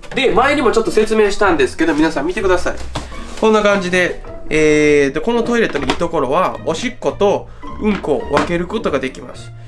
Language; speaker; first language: Japanese; native; Japanese